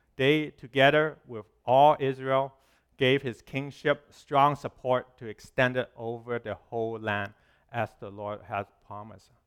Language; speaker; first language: English; non-native, local second language; Cantonese